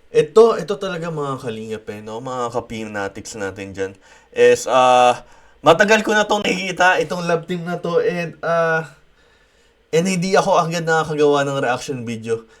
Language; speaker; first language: Filipino; native; Filipino